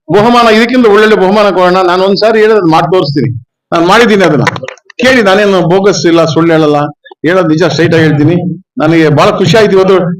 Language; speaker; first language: Kannada; native; Kannada